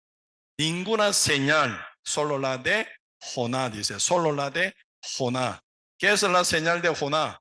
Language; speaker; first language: Spanish; non-native, learner; Korean